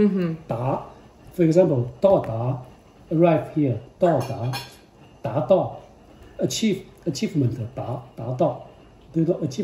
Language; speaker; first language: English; non-native, learner; Chinese